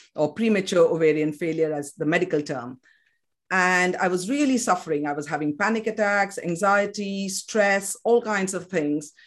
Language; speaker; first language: English; non-native, local second language; Kannada